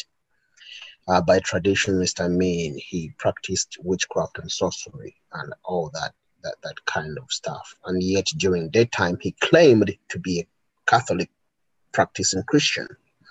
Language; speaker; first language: English; non-native, local second language; Ganda